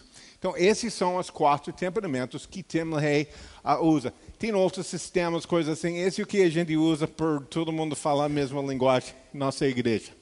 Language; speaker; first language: Portuguese; non-native, fluent; English